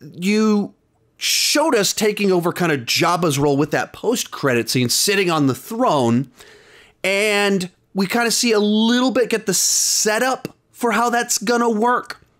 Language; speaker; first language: English; native; English